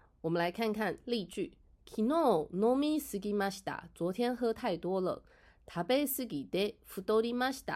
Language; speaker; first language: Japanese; non-native, fluent; Chinese